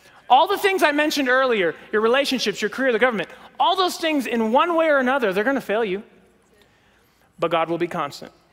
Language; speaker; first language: English; early bilingual, heritage; English